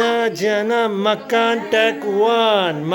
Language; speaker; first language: Indonesian; non-native, learner; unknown